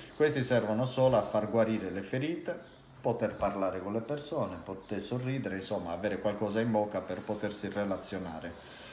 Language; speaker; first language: Italian; native; Italian